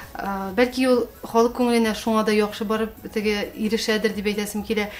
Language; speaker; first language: Tatar; native; Tatar